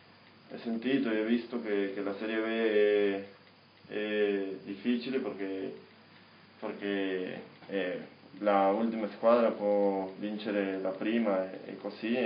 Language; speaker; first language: Italian; non-native, learner; Spanish